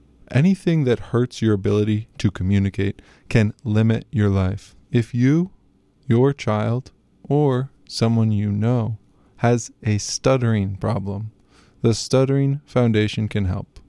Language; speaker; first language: English; native; English